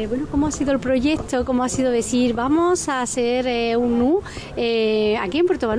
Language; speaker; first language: Spanish; native; Spanish